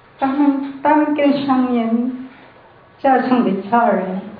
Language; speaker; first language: Chinese; non-native, fluent; Filipino